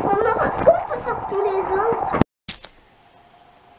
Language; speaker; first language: French; native; French